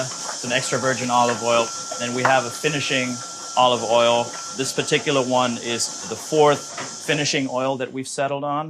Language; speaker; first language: English; native; English